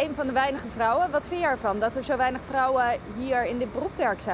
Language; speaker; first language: Dutch; native; Dutch